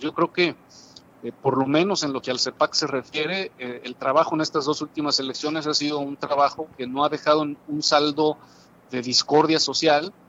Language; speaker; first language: Spanish; native; Spanish